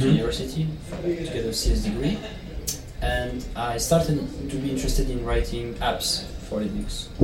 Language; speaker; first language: English; non-native, fluent; Italian